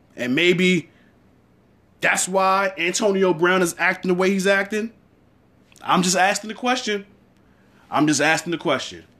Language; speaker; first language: English; native; English